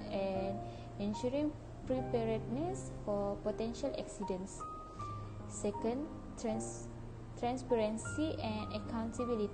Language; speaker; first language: English; non-native, local second language; Malay